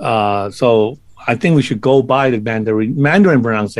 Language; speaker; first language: English; non-native, local second language; Cantonese